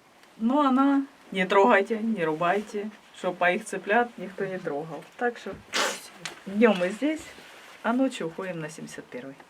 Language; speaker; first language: Russian; native; Russian